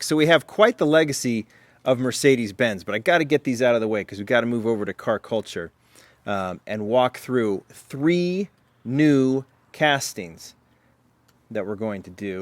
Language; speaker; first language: English; native; English